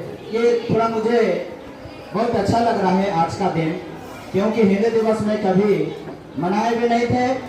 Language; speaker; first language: Hindi; non-native, local second language; Odia